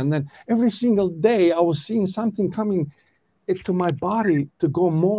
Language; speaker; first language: English; non-native, learner; Albanian